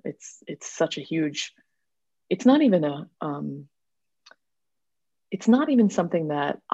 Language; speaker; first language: English; native; English